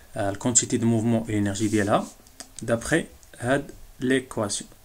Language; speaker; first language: French; non-native, local second language; Arabic